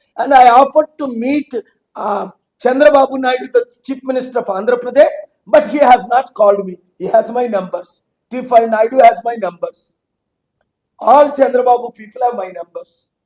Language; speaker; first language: English; non-native, local second language; Telugu